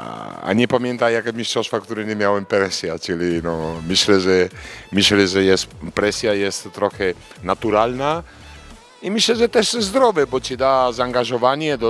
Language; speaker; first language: Polish; non-native, fluent; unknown